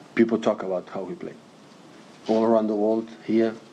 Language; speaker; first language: English; non-native, fluent; Catalan